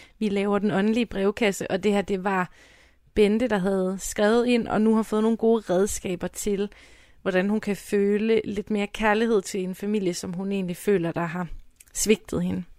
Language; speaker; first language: Danish; native; Danish